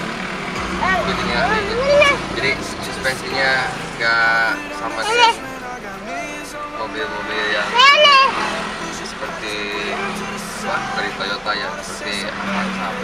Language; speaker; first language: Indonesian; native; Indonesian